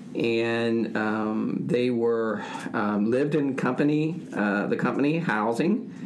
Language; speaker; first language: English; native; English